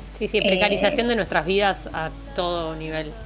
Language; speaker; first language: Spanish; native; Spanish